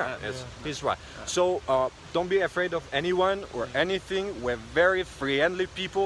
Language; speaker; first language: English; non-native, learner; Tajik